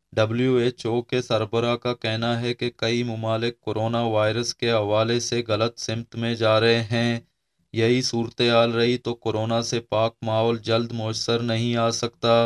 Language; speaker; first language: Urdu; non-native, local second language; Baluchi